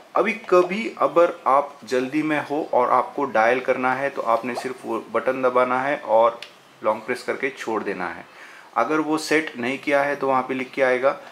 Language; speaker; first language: Hindi; non-native, local second language; Marathi